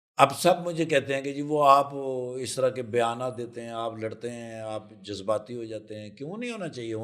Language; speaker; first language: Urdu; non-native, local second language; Punjabi